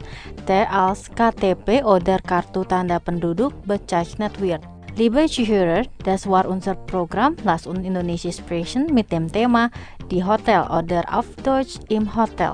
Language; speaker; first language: German; non-native, fluent; Indonesian